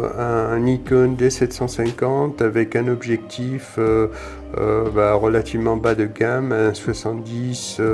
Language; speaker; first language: French; native; French